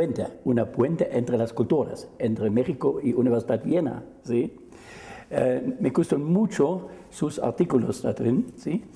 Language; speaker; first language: Spanish; non-native, fluent; German